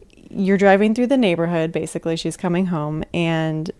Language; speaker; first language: English; native; English